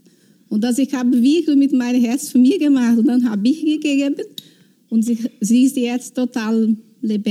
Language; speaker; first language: German; non-native, learner; Portuguese